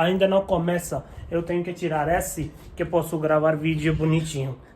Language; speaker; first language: Portuguese; non-native, learner; Hindi